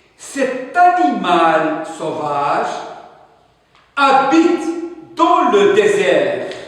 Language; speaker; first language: French; non-native, local second language; Arabic